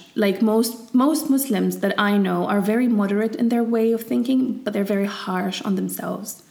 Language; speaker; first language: English; early bilingual, heritage; Arabic